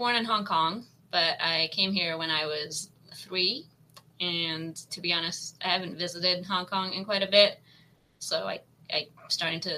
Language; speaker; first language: English; native; English